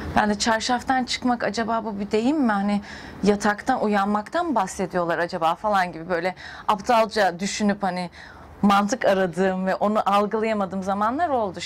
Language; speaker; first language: Turkish; native; Turkish